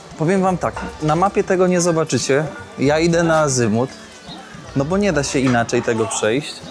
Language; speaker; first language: Polish; native; Polish